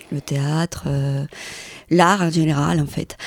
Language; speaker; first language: French; non-native, fluent; Spanish